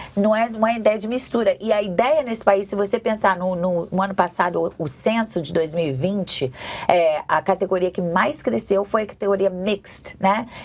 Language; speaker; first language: Portuguese; native; Portuguese